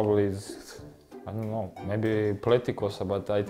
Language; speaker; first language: English; non-native, learner; Croatian